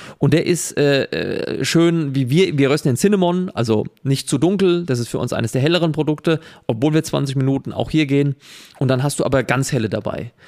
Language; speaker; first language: German; native; German